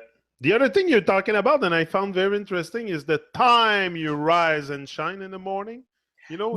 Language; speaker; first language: English; non-native, fluent; French